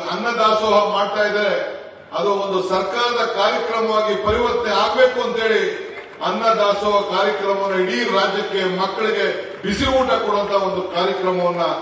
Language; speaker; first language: Kannada; native; Kannada